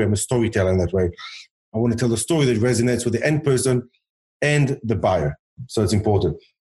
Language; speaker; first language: English; early bilingual, other home language; Hebrew